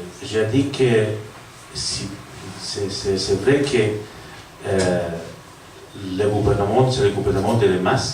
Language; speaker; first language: French; non-native, learner; Spanish